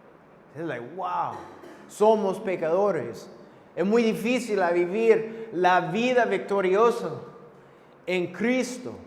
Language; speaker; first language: Spanish; non-native, fluent; English